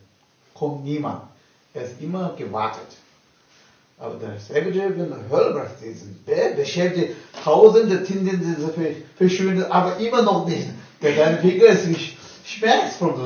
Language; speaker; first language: German; non-native, learner; Tibetan